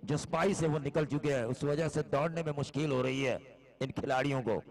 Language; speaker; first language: Hindi; non-native, local second language; Marathi